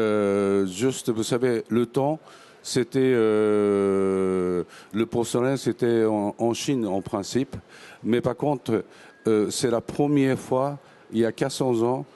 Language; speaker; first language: French; non-native, fluent; Japanese